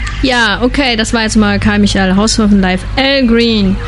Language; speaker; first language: German; native; German